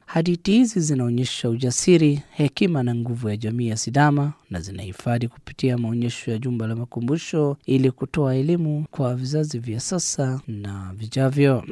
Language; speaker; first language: Swahili; non-native, fluent; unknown